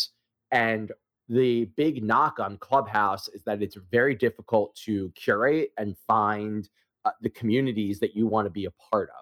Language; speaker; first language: English; native; English